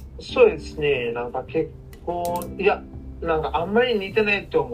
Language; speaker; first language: Japanese; non-native, learner; Bangla